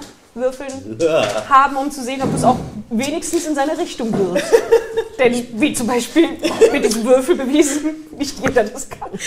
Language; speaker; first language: German; native; German